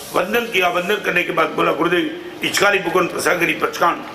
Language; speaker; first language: Hindi; non-native, local second language; Gujarati